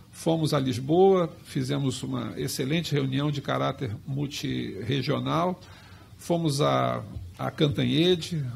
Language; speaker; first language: Portuguese; native; Portuguese